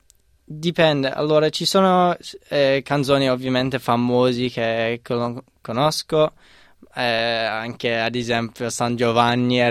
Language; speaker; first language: Italian; non-native, fluent; English